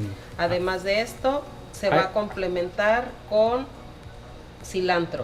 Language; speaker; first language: Spanish; native; Spanish